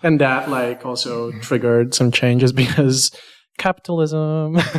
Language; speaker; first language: English; non-native, fluent; Latvian